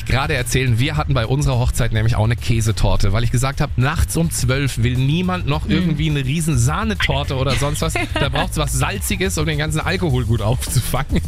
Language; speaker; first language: German; native; German